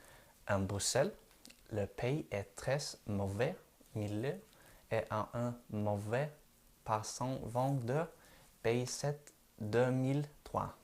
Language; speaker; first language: French; non-native, learner; Norwegian